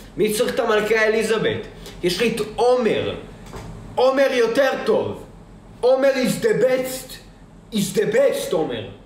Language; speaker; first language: Hebrew; early bilingual, other home language; Russian